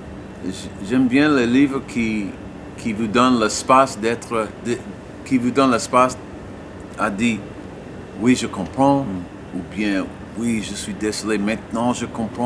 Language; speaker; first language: French; non-native, learner; English